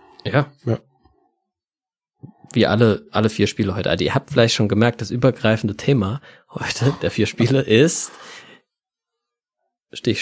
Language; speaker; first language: German; native; German